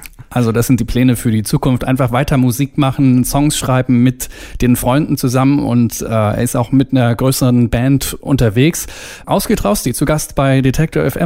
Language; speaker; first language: German; native; German